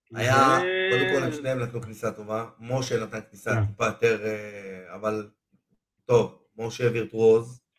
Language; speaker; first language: Hebrew; non-native, fluent; Spanish